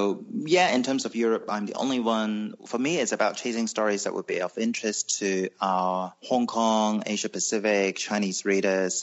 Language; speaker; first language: English; non-native, local second language; Cantonese